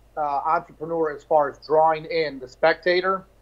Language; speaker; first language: English; native; English